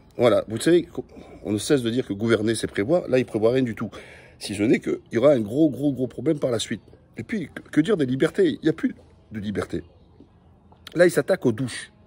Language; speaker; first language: French; native; French